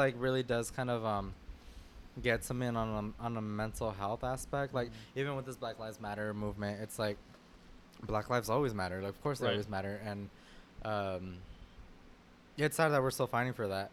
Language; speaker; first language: English; native; English